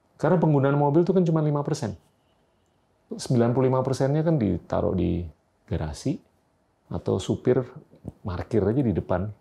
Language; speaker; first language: Indonesian; native; Indonesian